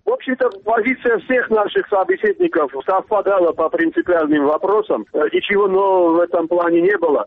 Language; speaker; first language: Russian; non-native, local second language; Armenian